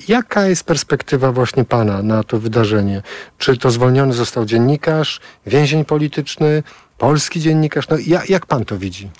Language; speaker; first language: Polish; native; Polish